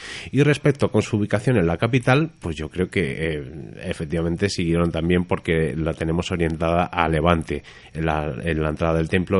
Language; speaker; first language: Spanish; native; Spanish